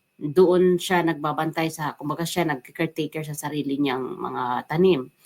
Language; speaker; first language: Filipino; non-native, local second language; Waray